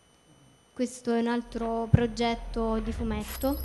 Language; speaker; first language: Italian; native; Italian